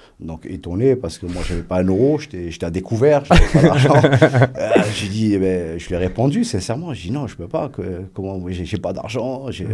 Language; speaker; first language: French; early bilingual, other home language; Arabic